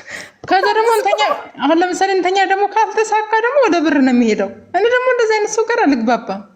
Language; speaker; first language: Amharic; native; Amharic